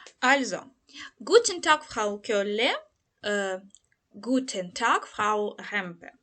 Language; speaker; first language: German; non-native, fluent; Ukrainian